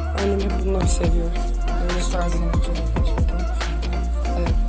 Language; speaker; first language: Turkish; non-native, fluent; Dutch